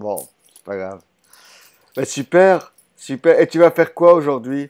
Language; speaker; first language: French; native; French